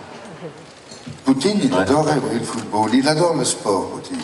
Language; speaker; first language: French; native; French